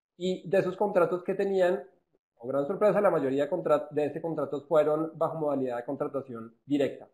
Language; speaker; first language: Spanish; native; Spanish